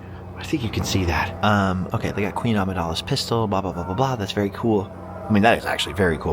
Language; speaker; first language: English; native; English